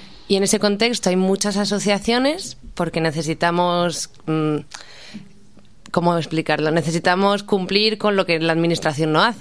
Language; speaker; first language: Spanish; native; Spanish